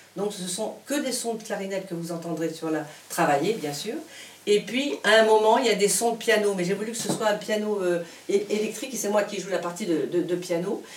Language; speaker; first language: French; native; French